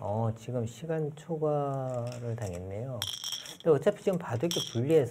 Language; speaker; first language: Korean; native; Korean